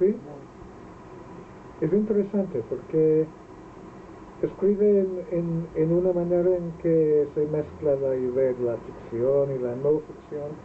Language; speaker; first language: Spanish; non-native, fluent; Welsh